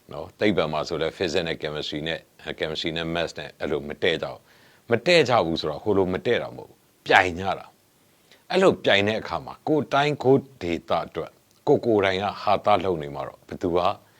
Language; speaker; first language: Burmese; native; Burmese